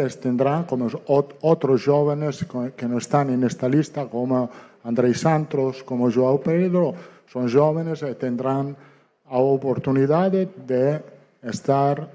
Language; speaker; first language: Spanish; non-native, fluent; Italian